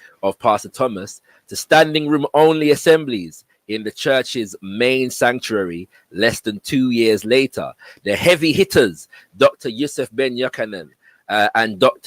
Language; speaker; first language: English; native; English